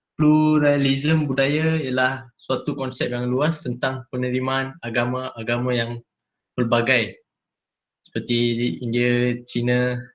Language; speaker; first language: Malay; non-native, local second language; Telugu